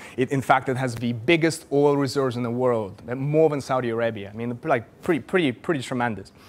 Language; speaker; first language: English; non-native, fluent; Russian